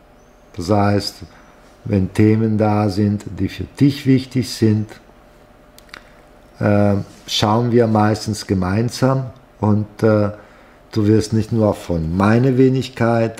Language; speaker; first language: German; non-native, fluent; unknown